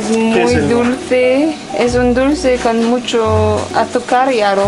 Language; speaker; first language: Spanish; non-native, fluent; Turkish